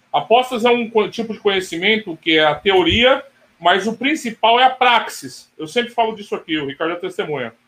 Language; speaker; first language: Portuguese; native; Portuguese